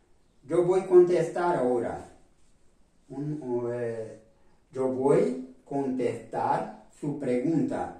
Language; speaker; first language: Spanish; non-native, fluent; Portuguese